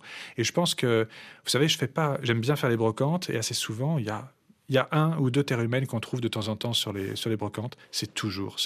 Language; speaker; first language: French; native; French